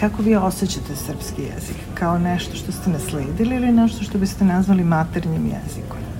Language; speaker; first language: Serbian; native; Serbian